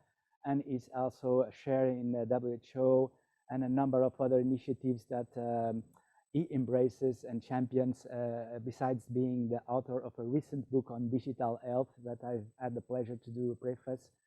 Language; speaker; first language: English; non-native, fluent; Portuguese